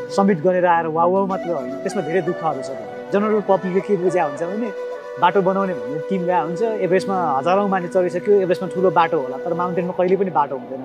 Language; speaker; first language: Nepali; non-native, local second language; Sherpa